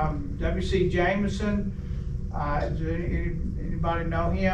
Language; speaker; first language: English; native; English